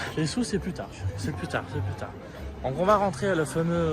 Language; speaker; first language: French; native; French